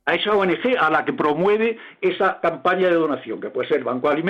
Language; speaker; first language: Spanish; native; Spanish